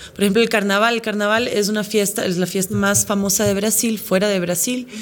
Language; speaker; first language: Spanish; non-native, fluent; Portuguese